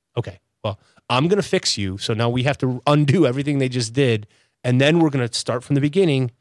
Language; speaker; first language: English; native; English